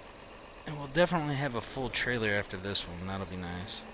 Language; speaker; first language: English; native; English